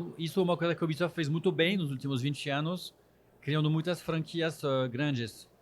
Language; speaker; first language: Portuguese; non-native, fluent; French